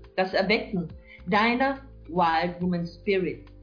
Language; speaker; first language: German; native; German